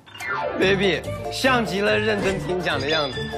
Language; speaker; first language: Chinese; native; Chinese